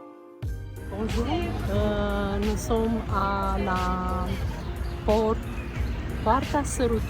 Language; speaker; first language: French; non-native, learner; Romanian